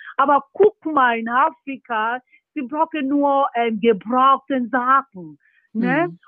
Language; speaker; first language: German; non-native, learner; Yoruba